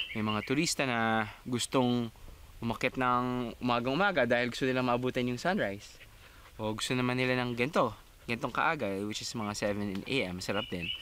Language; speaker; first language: Filipino; native; Filipino